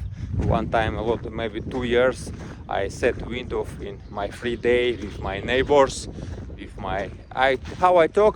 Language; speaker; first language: English; non-native, learner; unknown